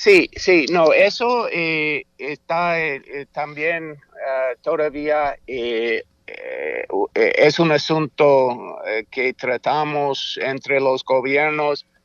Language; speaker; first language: Spanish; non-native, fluent; English